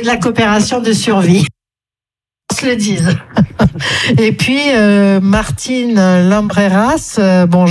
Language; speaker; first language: French; native; French